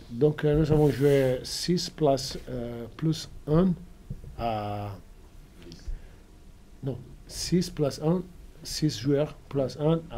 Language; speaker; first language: French; non-native, fluent; Italian